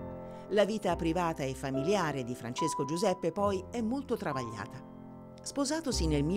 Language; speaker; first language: Italian; native; Italian